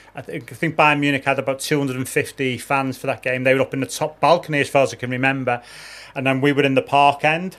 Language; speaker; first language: English; native; English